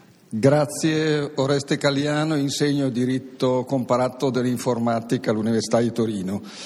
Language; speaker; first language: Italian; native; Italian